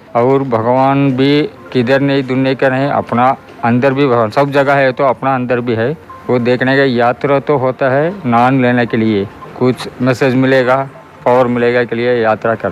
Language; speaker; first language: Hindi; non-native, local second language; Tamil